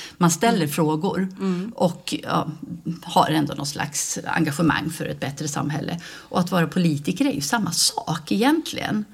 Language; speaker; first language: Swedish; native; Swedish